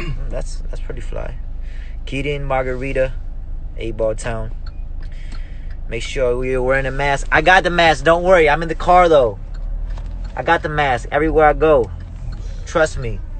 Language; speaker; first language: English; early bilingual, other home language; Korean